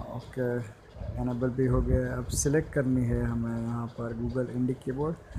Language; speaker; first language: Hindi; non-native, local second language; Gujarati